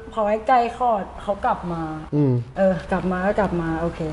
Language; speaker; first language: Thai; native; Thai